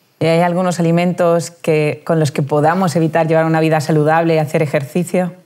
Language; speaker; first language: Spanish; native; Spanish